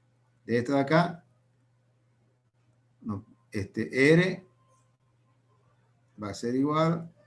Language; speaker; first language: Spanish; native; Spanish